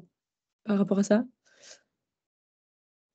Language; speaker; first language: French; native; French